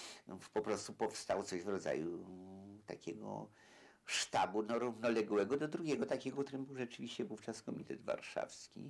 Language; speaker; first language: Polish; native; Polish